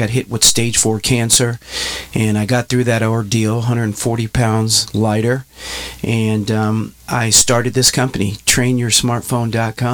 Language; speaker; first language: English; native; English